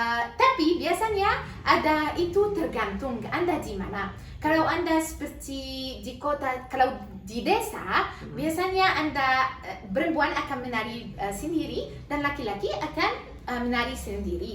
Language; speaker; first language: Indonesian; non-native, learner; Arabic